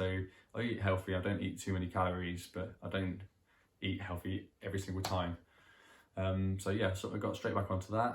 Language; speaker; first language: English; native; English